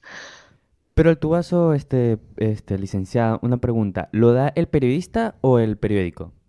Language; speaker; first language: Spanish; native; Spanish